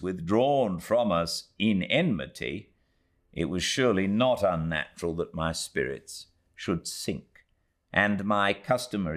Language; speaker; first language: English; native; English